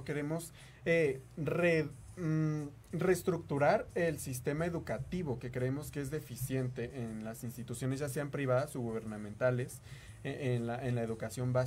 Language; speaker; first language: Spanish; native; Spanish